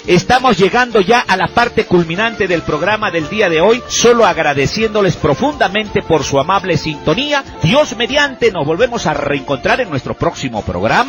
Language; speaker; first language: Spanish; native; Spanish